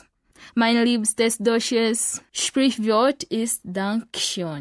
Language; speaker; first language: German; non-native, learner; Ganda